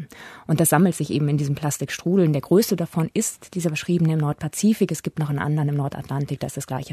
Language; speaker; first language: German; native; German